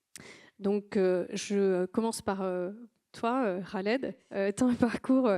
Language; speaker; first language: French; native; French